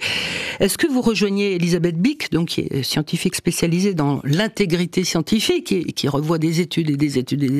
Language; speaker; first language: French; native; French